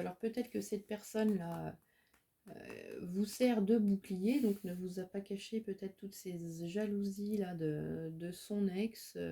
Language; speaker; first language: French; native; French